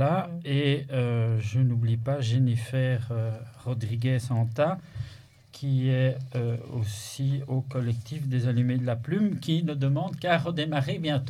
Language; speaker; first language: French; native; French